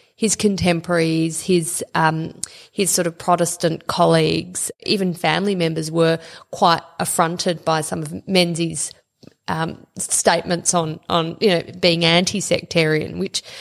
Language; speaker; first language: English; native; English